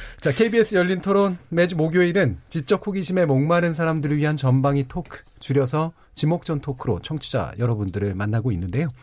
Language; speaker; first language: Korean; native; Korean